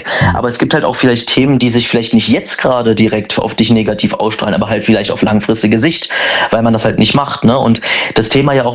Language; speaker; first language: German; native; German